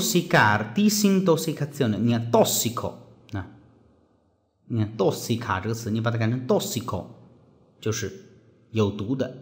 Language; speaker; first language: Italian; non-native, fluent; Chinese